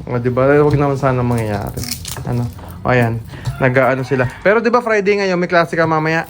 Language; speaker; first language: Filipino; native; Filipino